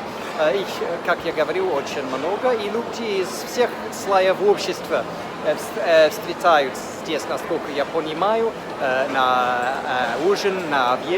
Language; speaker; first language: Russian; non-native, fluent; English